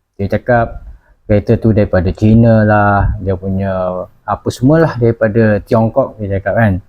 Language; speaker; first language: Malay; native; Malay